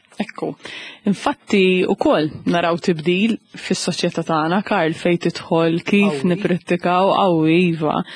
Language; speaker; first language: Maltese; native; Maltese